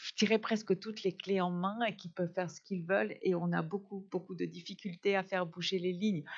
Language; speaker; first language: French; non-native, fluent; Spanish